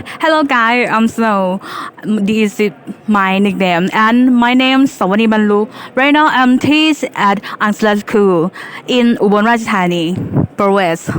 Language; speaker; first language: English; non-native, learner; Thai